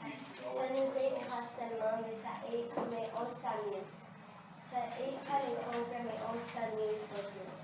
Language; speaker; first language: French; early bilingual, other home language; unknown